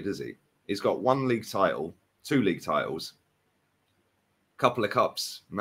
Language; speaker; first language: English; native; English